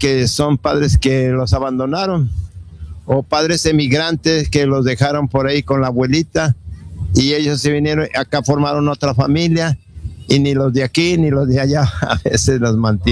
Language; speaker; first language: Spanish; native; Spanish